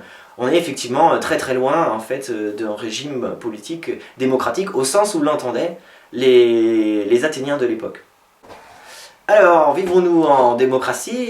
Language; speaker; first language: French; native; French